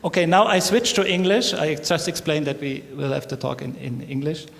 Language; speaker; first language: English; non-native, fluent; German